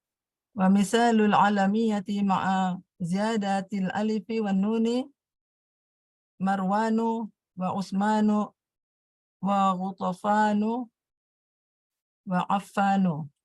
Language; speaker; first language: Arabic; non-native, learner; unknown